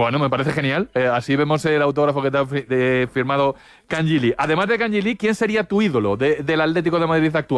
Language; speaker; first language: Spanish; native; Spanish